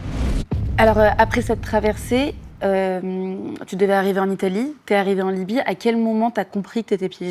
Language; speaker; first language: French; native; French